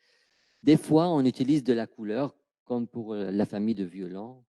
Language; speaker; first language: French; non-native, fluent; Arabic